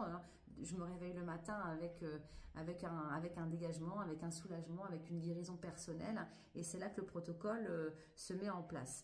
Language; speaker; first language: French; native; French